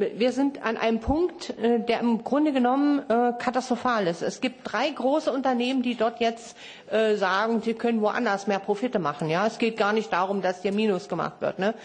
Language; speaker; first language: German; native; German